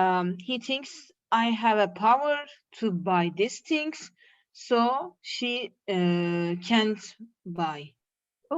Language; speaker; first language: English; non-native, learner; Turkish